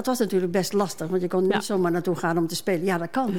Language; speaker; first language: Dutch; native; Dutch